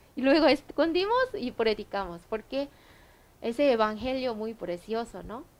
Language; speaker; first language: Spanish; non-native, learner; Korean